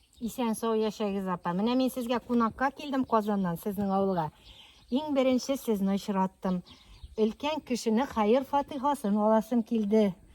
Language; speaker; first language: Tatar; native; Tatar